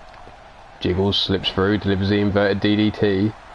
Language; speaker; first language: English; native; English